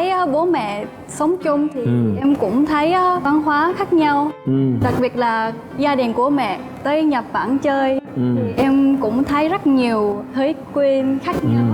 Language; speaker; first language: Vietnamese; non-native, fluent; Japanese